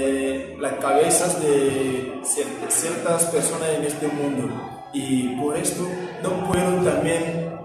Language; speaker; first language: Spanish; non-native, learner; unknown